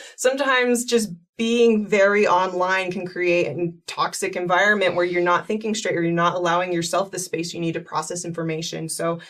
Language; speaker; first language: English; native; English